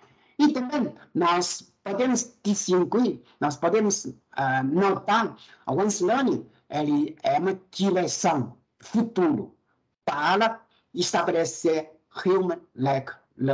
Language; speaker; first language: Portuguese; non-native, fluent; Chinese